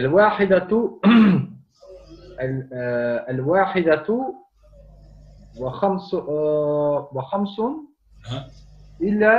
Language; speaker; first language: Arabic; non-native, learner; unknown